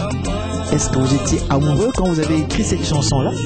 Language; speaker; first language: French; native; French